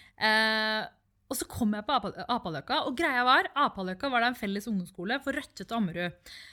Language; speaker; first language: Norwegian; early bilingual, other home language; Tamil